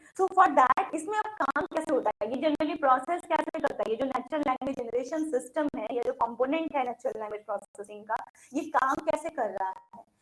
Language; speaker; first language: Hindi; native; Hindi